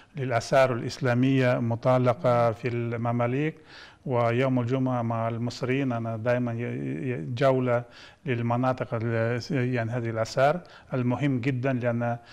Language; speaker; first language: Arabic; non-native, fluent; Kazakh